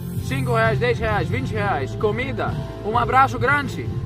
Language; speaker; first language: Portuguese; non-native, fluent; Greek